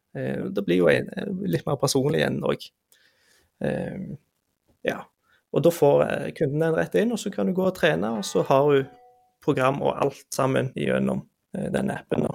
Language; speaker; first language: Norwegian; native; Norwegian